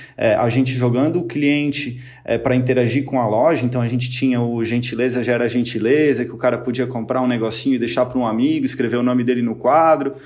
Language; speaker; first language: Portuguese; native; Portuguese